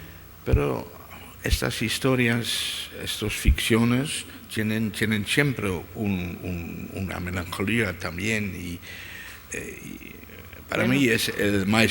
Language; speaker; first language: Spanish; non-native, fluent; Dutch